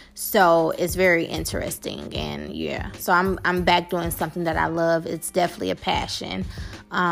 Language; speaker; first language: English; native; English